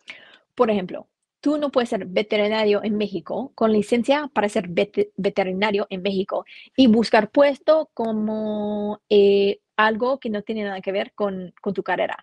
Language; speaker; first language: Spanish; non-native, fluent; English